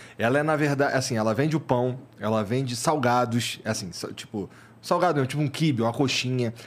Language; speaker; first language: Portuguese; native; Portuguese